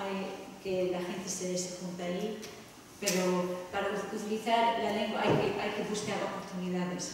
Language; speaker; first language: Spanish; non-native, fluent; English